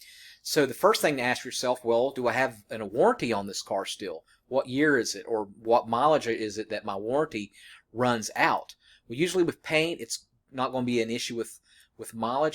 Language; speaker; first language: English; native; English